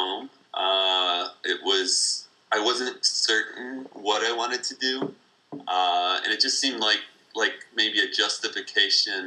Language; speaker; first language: English; native; English